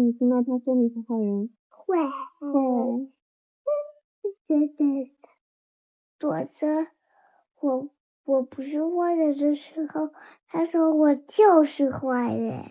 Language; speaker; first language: Chinese; early bilingual, heritage; Chinese